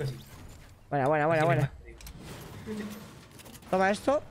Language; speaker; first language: Spanish; native; Spanish